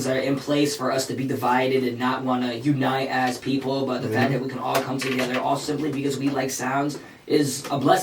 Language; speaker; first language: English; early bilingual, other home language; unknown